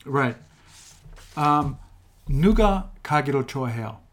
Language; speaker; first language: Korean; non-native, fluent; English